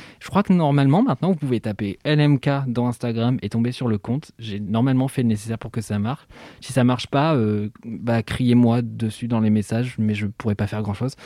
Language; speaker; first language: French; native; French